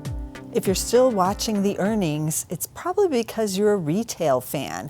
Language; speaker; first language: English; native; English